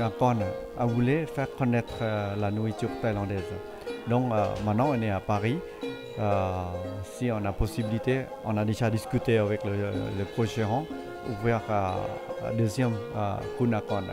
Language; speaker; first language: French; non-native, fluent; Thai